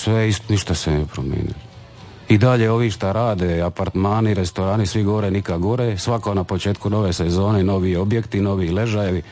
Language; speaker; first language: Serbian; native; Serbian